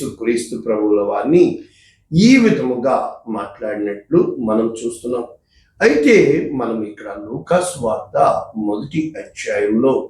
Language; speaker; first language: Telugu; native; Telugu